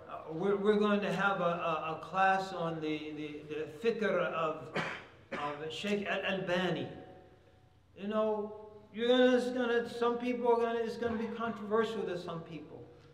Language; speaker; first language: English; native; English